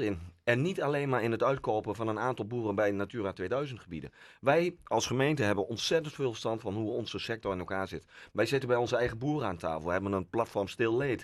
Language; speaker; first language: Dutch; native; Dutch